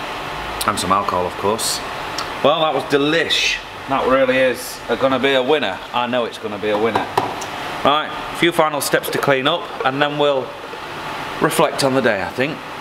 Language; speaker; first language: English; native; English